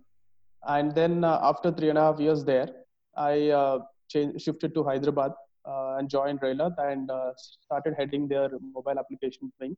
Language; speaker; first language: English; non-native, local second language; Telugu